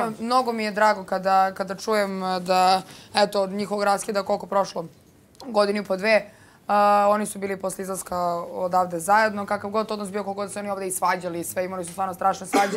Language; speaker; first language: Serbian; native; Serbian